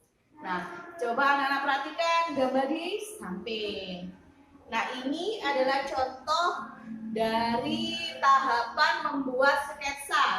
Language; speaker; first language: Indonesian; native; Indonesian